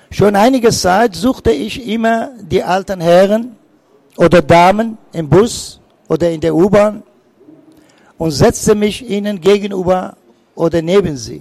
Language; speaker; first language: German; non-native, fluent; Persian